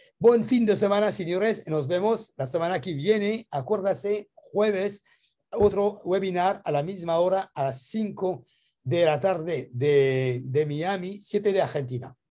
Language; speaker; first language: Spanish; non-native, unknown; French